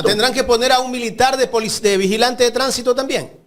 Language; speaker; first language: Spanish; native; Spanish